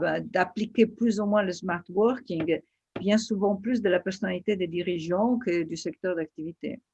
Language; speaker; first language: French; non-native, fluent; Italian